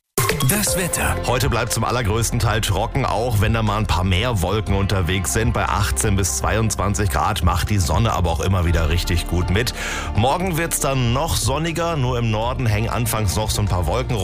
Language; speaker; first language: German; native; German